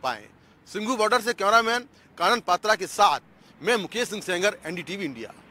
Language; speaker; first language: Hindi; native; Hindi